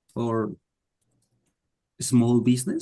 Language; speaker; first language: English; non-native, learner; Spanish